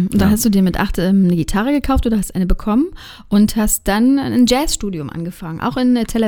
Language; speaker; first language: German; native; German